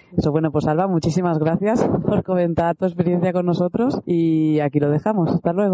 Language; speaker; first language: Spanish; native; Spanish